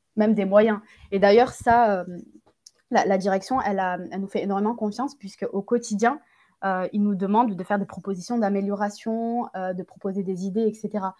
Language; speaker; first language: French; native; French